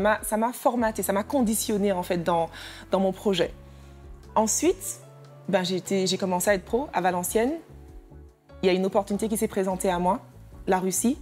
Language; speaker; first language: French; native; French